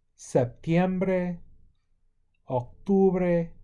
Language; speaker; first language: Spanish; non-native, fluent; English